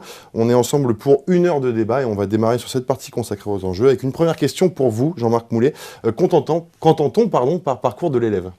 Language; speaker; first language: French; native; French